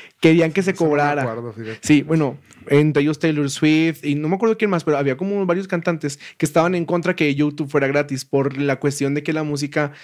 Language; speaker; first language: Spanish; native; Spanish